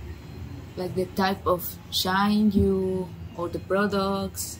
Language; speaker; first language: English; non-native, fluent; Spanish